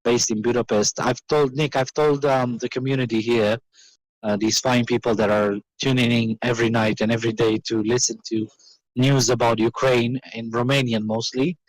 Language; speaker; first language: English; non-native, fluent; Romanian